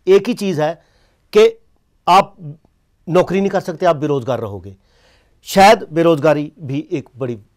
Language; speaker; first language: Hindi; non-native, local second language; Punjabi